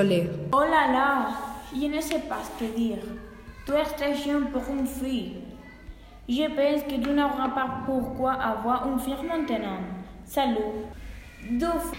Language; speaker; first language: French; non-native, learner; Spanish